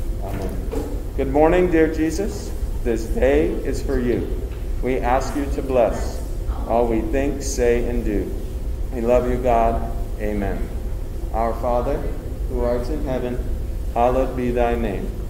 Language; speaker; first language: English; native; English